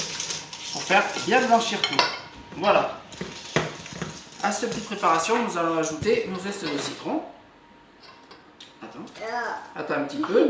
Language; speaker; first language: French; native; French